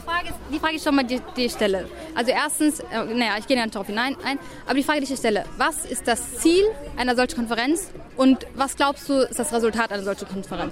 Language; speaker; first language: German; native; German